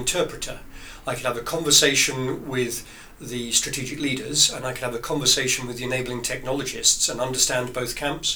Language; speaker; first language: English; native; English